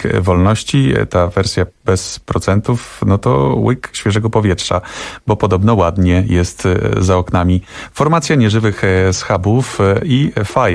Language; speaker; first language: Polish; native; Polish